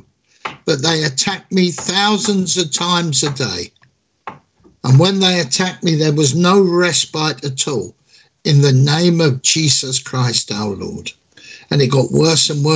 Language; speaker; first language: English; native; English